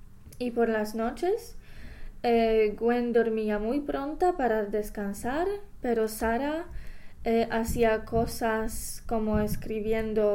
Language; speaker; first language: Spanish; non-native, learner; English